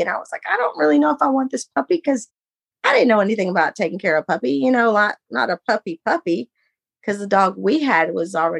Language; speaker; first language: English; native; English